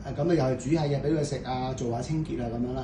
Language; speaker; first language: Cantonese; native; Cantonese